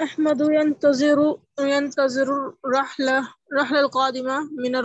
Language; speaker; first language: Arabic; non-native, learner; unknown